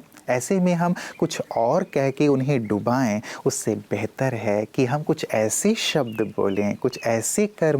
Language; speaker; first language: Hindi; native; Hindi